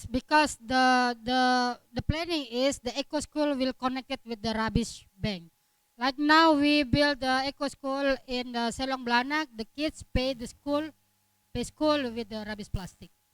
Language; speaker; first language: English; non-native, learner; Indonesian